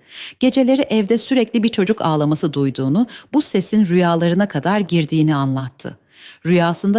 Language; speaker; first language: Turkish; native; Turkish